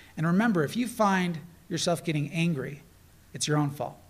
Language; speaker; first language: English; native; English